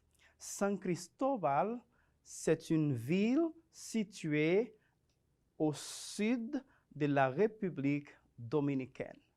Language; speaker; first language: French; non-native, fluent; Spanish